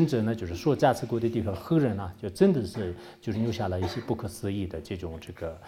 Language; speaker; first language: Chinese; non-native, local second language; Tibetan